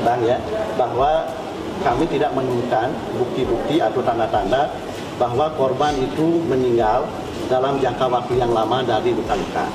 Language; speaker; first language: Indonesian; native; Indonesian